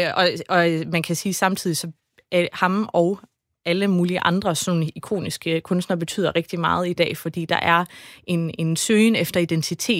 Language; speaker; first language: Danish; native; Danish